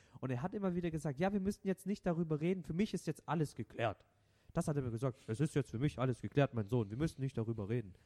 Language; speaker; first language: German; non-native, local second language; Vietnamese